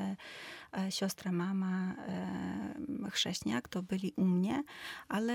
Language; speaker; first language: Polish; non-native, fluent; Ukrainian